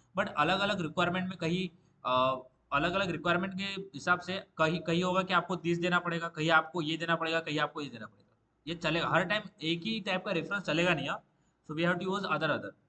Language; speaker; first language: Hindi; non-native, local second language; Marathi